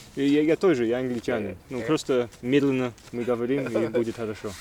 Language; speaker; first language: Russian; non-native, learner; English